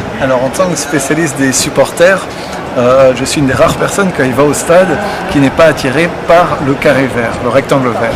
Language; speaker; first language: French; native; French